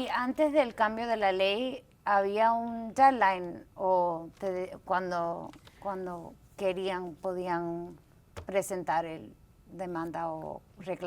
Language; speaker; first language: Spanish; early bilingual, heritage; Spanish